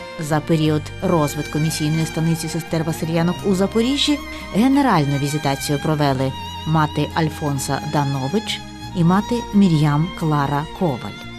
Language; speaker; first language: Ukrainian; native; Ukrainian